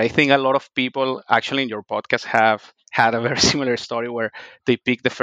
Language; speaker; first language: English; non-native, fluent; Spanish